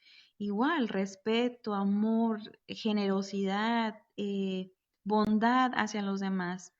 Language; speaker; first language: Spanish; native; Spanish